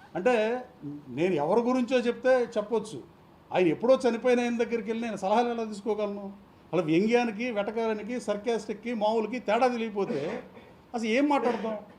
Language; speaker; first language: Telugu; native; Telugu